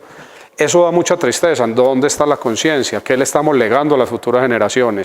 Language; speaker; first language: Spanish; native; Spanish